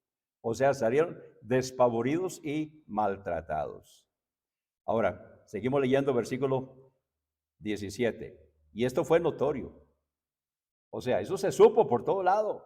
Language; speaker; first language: Spanish; native; Spanish